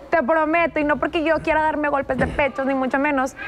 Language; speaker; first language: Spanish; native; Spanish